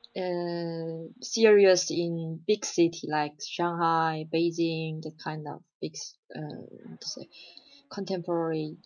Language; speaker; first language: English; non-native, learner; Chinese